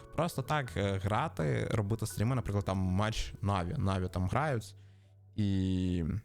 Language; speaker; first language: Ukrainian; native; Ukrainian